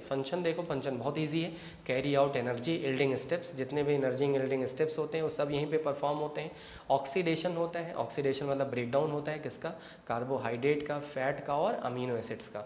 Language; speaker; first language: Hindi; native; Hindi